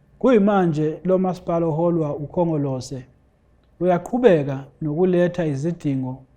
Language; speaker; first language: Zulu; native; Zulu